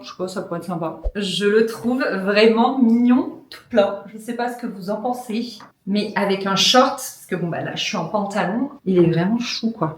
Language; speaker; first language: French; native; French